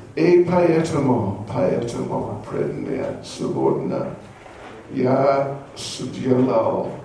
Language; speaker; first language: Russian; non-native, learner; English